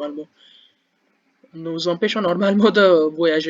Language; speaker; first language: French; non-native, learner; Hindi